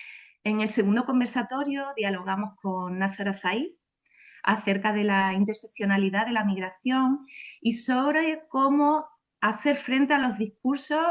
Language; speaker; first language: Spanish; native; Spanish